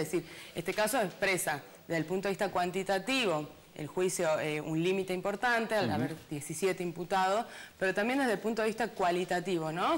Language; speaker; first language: Spanish; native; Spanish